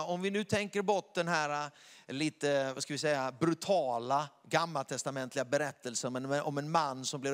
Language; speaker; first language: Swedish; native; Swedish